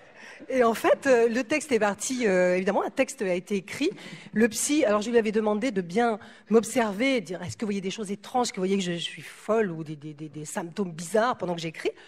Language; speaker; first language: French; native; French